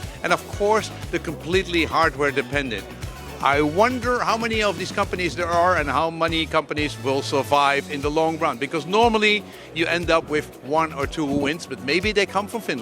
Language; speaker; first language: English; non-native, fluent; Dutch